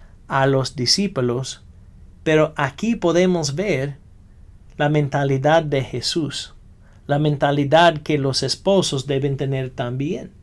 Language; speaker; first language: Spanish; non-native, fluent; English